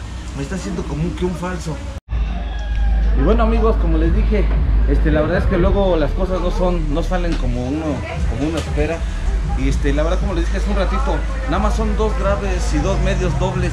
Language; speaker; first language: Spanish; native; Spanish